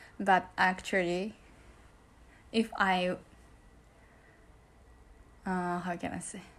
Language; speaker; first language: English; non-native, learner; Japanese